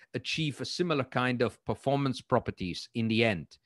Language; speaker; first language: English; non-native, fluent; German